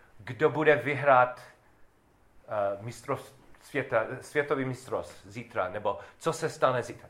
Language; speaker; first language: Czech; non-native, learner; English